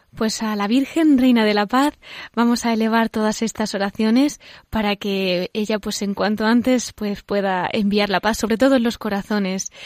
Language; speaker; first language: Spanish; native; Spanish